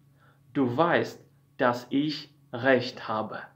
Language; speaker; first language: German; non-native, fluent; Polish